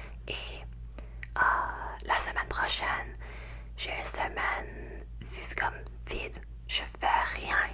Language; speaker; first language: French; non-native, learner; English